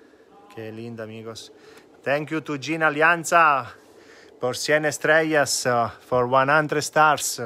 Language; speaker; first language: Spanish; non-native, fluent; Italian